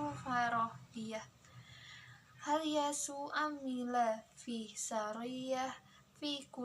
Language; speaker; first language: Arabic; non-native, learner; Indonesian